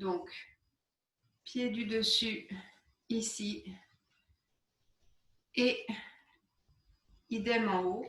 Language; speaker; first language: French; native; French